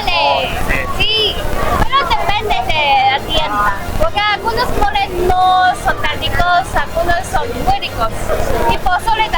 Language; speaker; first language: Spanish; non-native, fluent; Chinese